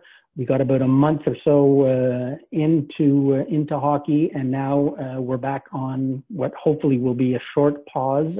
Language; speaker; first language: English; native; English